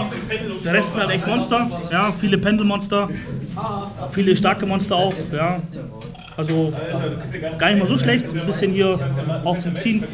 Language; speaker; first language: German; native; German